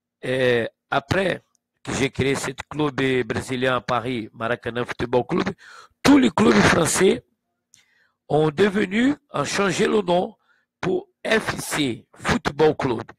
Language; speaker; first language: French; non-native, learner; Portuguese